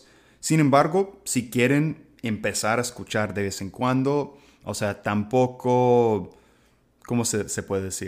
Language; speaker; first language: Spanish; non-native, fluent; English